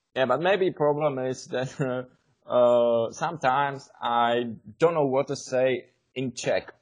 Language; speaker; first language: English; non-native, learner; Czech